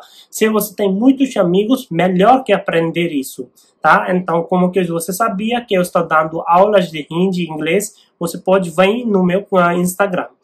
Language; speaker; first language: Portuguese; non-native, learner; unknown